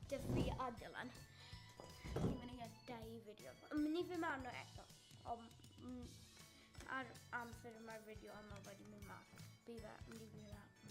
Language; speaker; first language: Welsh; non-native, local second language; English